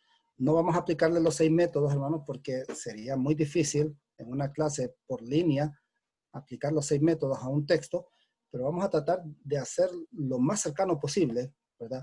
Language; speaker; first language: Spanish; native; Spanish